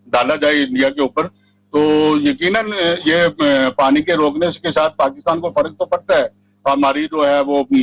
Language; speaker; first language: Urdu; non-native, local second language; Punjabi